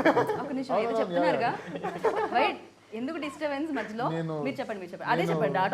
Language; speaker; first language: Telugu; native; Telugu